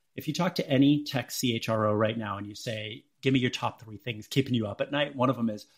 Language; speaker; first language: English; native; English